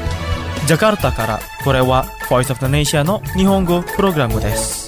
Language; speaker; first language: Japanese; non-native, fluent; Indonesian